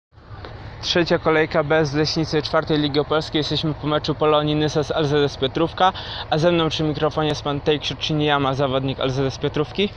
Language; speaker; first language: Polish; native; Polish